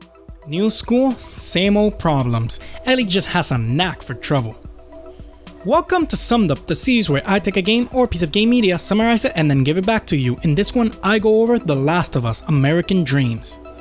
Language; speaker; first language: English; native; English